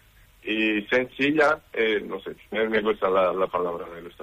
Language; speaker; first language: Spanish; non-native, learner; Portuguese